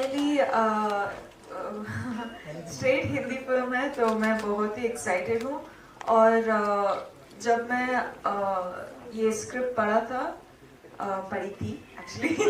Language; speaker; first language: Hindi; non-native, local second language; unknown